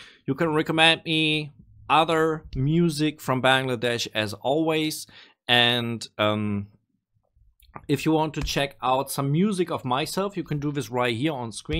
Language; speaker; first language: English; non-native, fluent; German